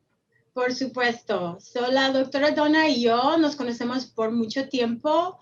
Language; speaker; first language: Spanish; early bilingual, heritage; Spanish